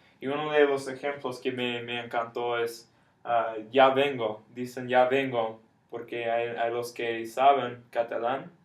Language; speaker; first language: Spanish; non-native, fluent; English